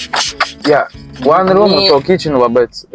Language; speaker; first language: Japanese; non-native, learner; Russian